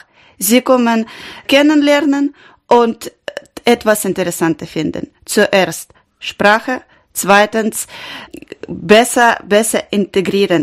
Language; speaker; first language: German; non-native, learner; Ukrainian